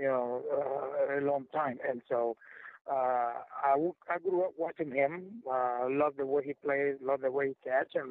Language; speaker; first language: English; non-native, fluent; Spanish